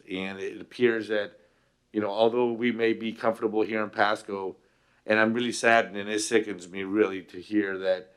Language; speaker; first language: English; early bilingual, other home language; Spanish